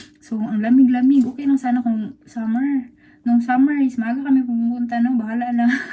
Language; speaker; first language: Filipino; non-native, local second language; Cebuano